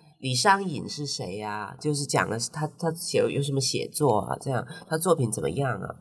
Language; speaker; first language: Chinese; non-native, local second language; Cantonese